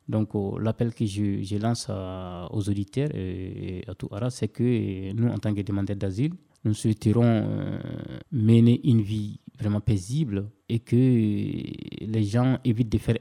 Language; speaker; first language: French; non-native, local second language; Bambara